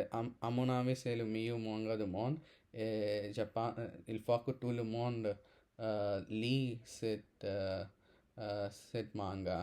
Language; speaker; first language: French; non-native, learner; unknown